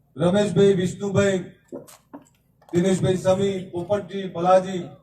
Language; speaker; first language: Gujarati; native; Gujarati